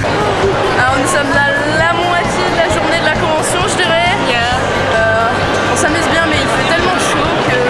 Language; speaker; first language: French; native; French